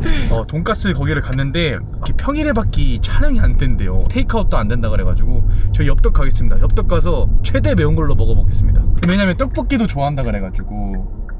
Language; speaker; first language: Korean; native; Korean